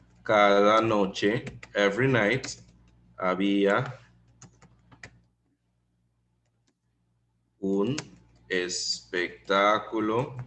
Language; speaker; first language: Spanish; non-native, fluent; English